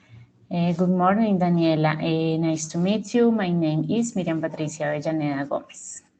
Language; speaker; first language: English; non-native, learner; Spanish